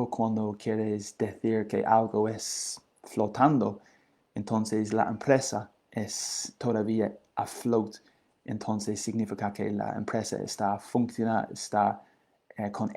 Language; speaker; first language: Spanish; non-native, learner; English